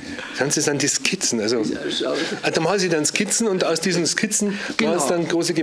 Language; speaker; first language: German; native; German